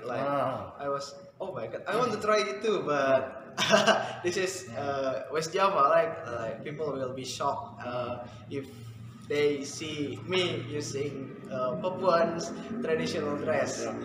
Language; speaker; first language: English; non-native, fluent; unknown